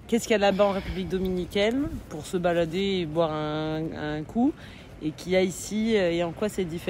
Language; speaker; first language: French; native; French